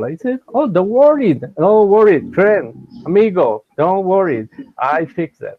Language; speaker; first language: English; non-native, learner; Spanish